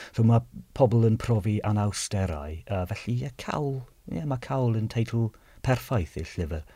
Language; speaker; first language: Welsh; non-native, fluent; English